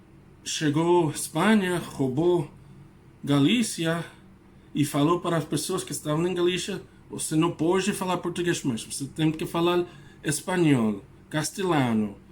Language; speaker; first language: Portuguese; non-native, learner; English